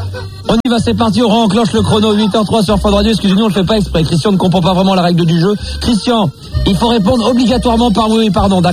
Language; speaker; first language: French; native; French